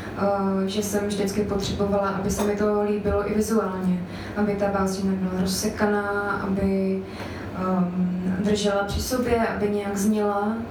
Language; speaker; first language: Czech; native; Czech